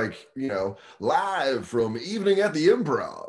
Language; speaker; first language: English; native; English